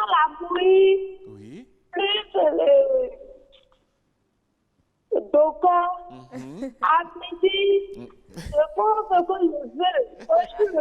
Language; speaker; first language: French; non-native, learner; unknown